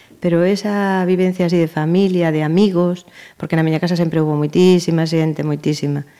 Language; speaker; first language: Galician; native; Galician